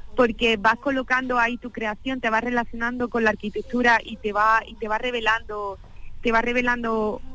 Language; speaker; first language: Spanish; native; Spanish